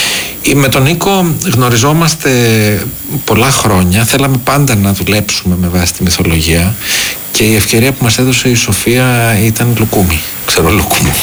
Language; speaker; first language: Greek; native; Greek